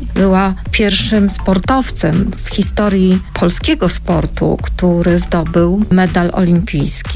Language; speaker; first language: Polish; native; Polish